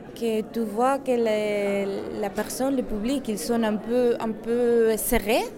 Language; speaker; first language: French; non-native, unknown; Spanish